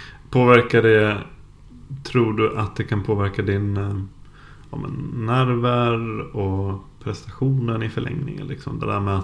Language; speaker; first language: Swedish; native; Swedish